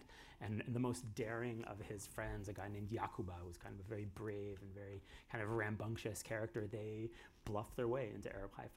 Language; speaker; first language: English; native; English